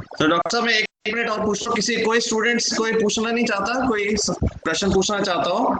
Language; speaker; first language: Hindi; native; Hindi